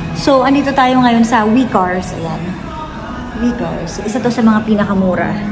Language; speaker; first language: Filipino; native; Filipino